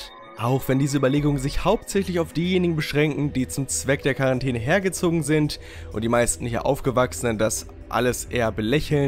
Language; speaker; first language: German; native; German